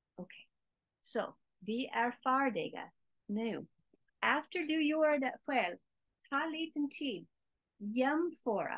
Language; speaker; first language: Swedish; non-native, learner; English